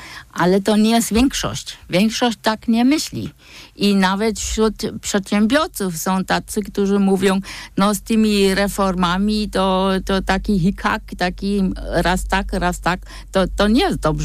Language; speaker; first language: Polish; non-native, fluent; German